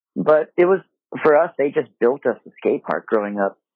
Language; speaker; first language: English; non-native, fluent; Japanese